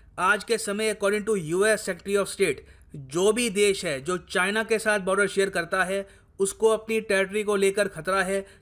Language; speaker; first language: Hindi; native; Hindi